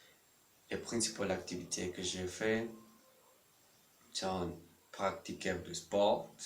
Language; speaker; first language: French; non-native, learner; Spanish